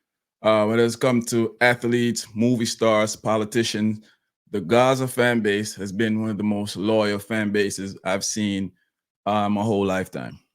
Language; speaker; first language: English; native; English